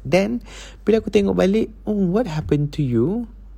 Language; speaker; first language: English; non-native, local second language; Malay